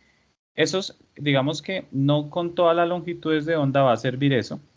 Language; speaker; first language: Spanish; native; Spanish